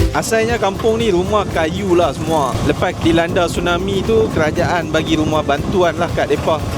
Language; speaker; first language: Malay; native; Malay